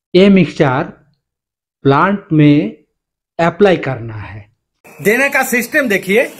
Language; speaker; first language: Hindi; non-native, local second language; Bangla